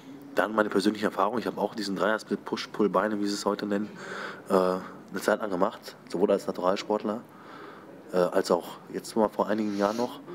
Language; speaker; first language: German; native; German